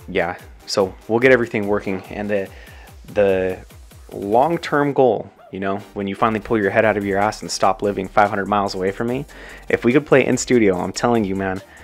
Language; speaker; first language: English; native; English